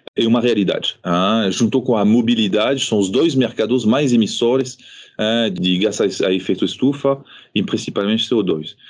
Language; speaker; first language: Portuguese; non-native, fluent; French